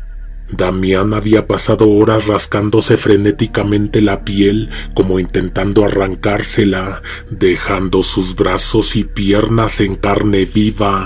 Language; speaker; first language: Spanish; native; Spanish